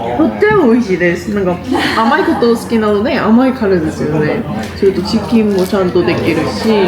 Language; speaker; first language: Japanese; non-native, fluent; Korean